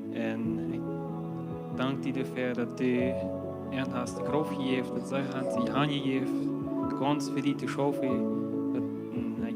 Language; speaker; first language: German; non-native, local second language; Low German